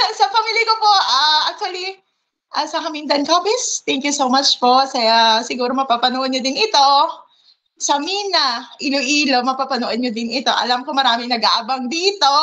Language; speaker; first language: Filipino; non-native, local second language; Hiligaynon